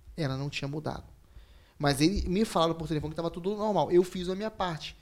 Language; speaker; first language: Portuguese; native; Portuguese